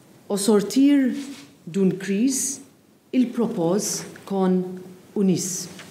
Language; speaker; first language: French; non-native, fluent; Maltese